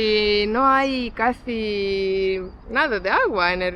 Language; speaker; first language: Spanish; non-native, fluent; Estonian